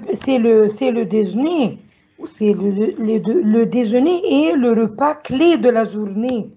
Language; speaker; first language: French; non-native, learner; Arabic